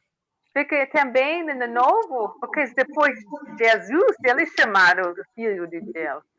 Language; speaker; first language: Portuguese; non-native, learner; English